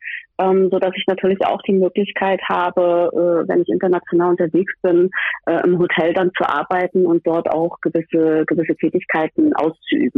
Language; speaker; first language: German; native; German